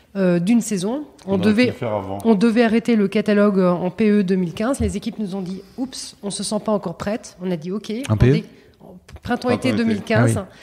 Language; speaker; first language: French; native; French